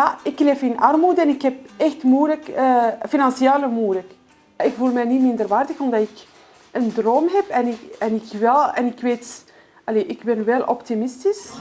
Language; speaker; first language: Dutch; non-native, fluent; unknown